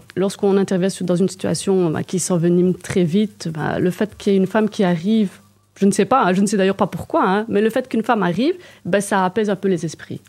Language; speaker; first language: French; native; French